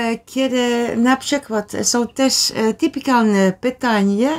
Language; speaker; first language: Polish; non-native, learner; Dutch